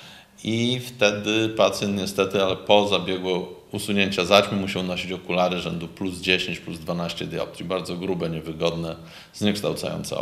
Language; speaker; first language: Polish; native; Polish